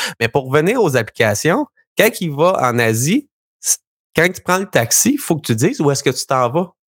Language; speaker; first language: French; native; French